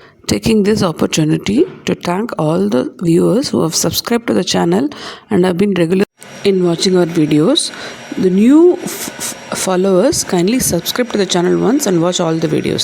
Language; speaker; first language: English; non-native, local second language; Tamil